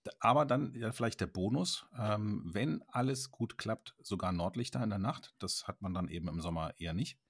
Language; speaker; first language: German; native; German